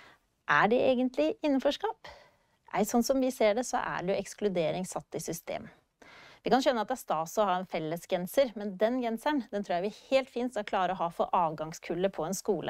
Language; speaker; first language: Norwegian; native; Norwegian